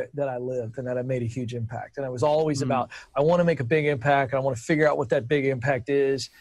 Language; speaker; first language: English; native; English